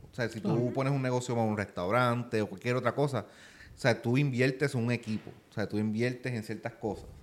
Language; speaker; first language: Spanish; native; Spanish